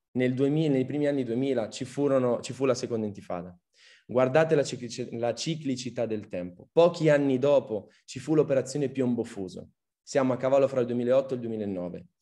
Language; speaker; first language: Italian; early bilingual, other home language; Arabic